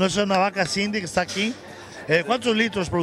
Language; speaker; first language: Spanish; native; Spanish